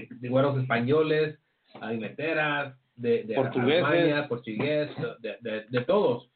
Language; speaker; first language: Spanish; early bilingual, heritage; Spanish